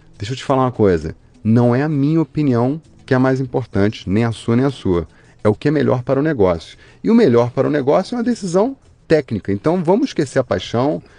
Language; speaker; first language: Portuguese; native; Portuguese